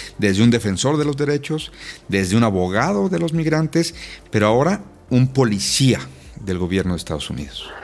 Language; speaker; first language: Spanish; native; Spanish